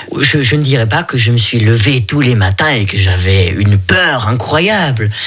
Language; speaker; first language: French; non-native, fluent; German